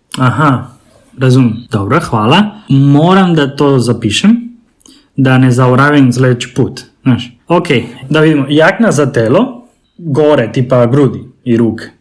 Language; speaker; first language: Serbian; non-native, learner; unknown